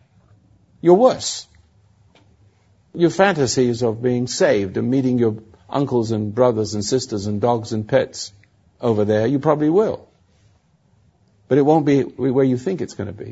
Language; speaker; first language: English; native; English